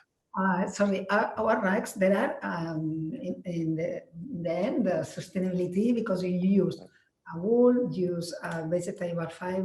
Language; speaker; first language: English; non-native, learner; Spanish